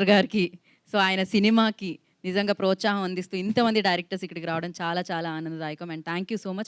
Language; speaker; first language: Telugu; native; Telugu